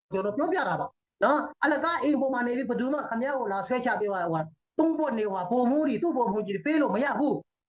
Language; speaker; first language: Burmese; non-native, local second language; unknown